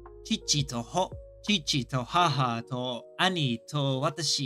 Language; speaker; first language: Japanese; non-native, learner; English